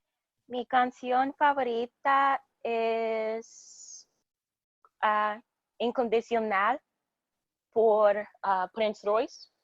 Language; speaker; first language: Spanish; non-native, learner; English